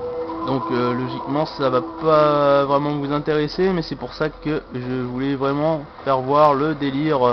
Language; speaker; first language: French; native; French